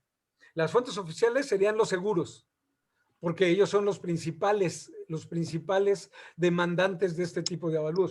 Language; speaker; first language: Spanish; native; Spanish